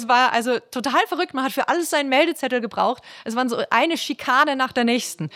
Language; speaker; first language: German; native; German